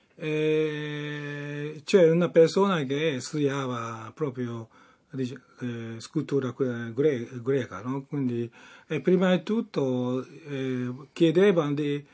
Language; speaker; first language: Italian; non-native, learner; Japanese